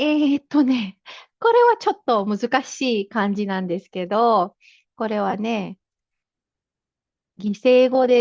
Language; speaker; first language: Japanese; non-native, fluent; Filipino